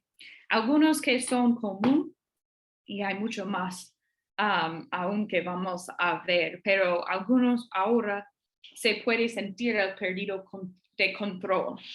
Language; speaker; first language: Spanish; non-native, fluent; English